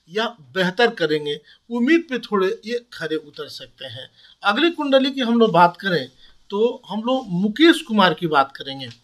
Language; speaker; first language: Hindi; native; Hindi